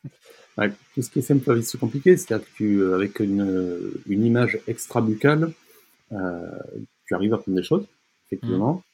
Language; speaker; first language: French; native; French